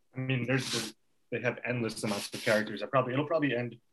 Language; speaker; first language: English; native; English